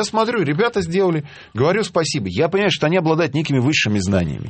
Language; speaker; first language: Russian; native; Russian